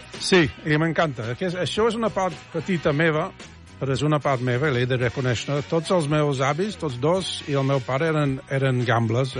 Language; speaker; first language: Catalan; non-native, fluent; English